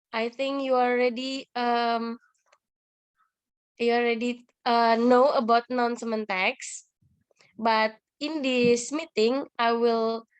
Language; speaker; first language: English; non-native, learner; Indonesian